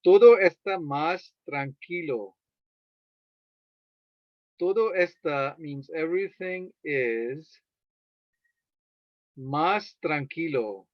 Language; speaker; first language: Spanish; non-native, fluent; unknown